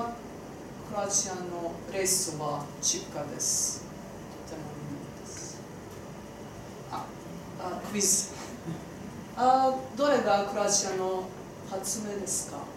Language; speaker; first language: Japanese; non-native, learner; Croatian